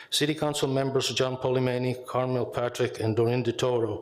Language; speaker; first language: English; non-native, fluent; Italian